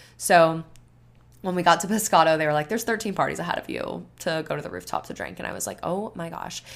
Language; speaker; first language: English; native; English